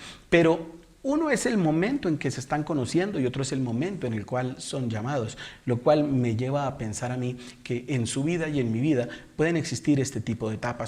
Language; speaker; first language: Spanish; native; Spanish